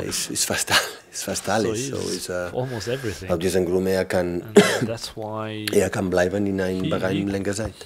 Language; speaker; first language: German; non-native, learner; Catalan